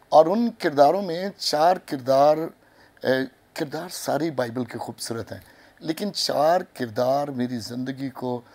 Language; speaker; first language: Urdu; non-native, local second language; Punjabi